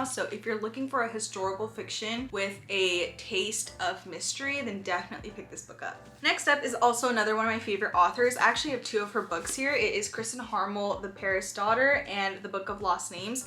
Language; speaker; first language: English; native; English